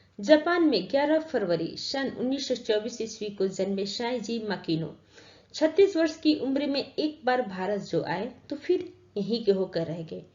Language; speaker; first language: Hindi; native; Hindi